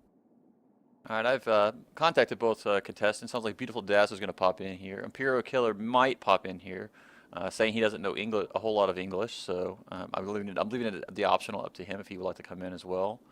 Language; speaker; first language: English; native; English